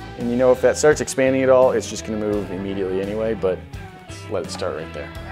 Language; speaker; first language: English; native; English